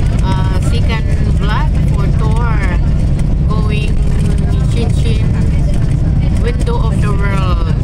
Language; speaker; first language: English; non-native, local second language; Filipino